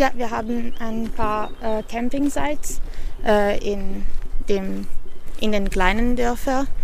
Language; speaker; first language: German; non-native, learner; Italian